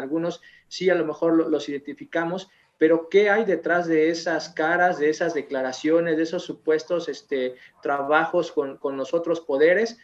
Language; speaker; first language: Spanish; native; Spanish